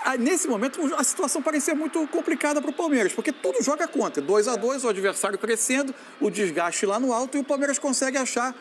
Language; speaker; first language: Portuguese; native; Portuguese